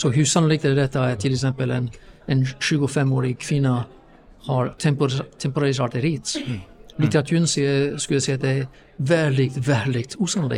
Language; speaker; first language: Swedish; non-native, fluent; English